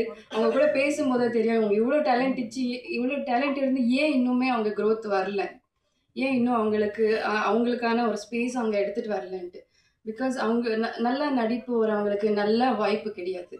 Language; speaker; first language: Tamil; non-native, fluent; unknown